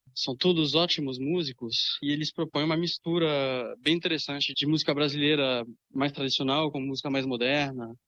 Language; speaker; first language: Portuguese; early bilingual, other home language; French